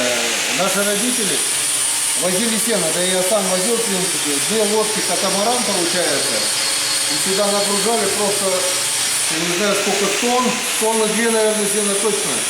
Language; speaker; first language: Russian; native; Russian